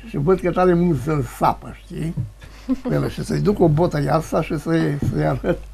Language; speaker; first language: Romanian; native; Romanian